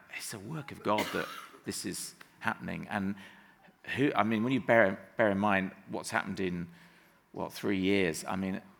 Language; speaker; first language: English; native; English